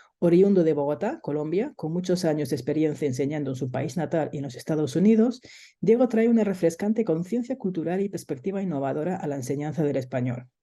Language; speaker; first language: Spanish; native; Spanish